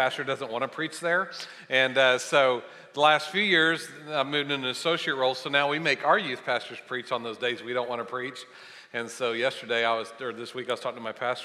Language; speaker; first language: English; native; English